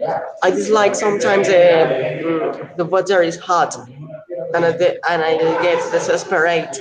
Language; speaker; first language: English; non-native, learner; Spanish